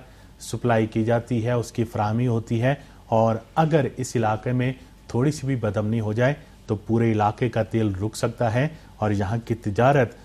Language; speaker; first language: Urdu; native; Urdu